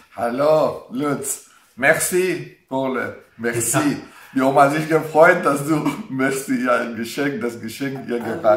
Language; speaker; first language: German; non-native, learner; Pashto